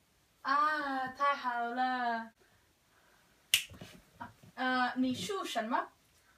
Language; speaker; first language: Chinese; non-native, learner; Norwegian